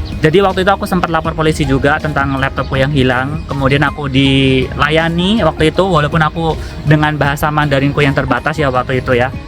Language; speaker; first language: Indonesian; native; Indonesian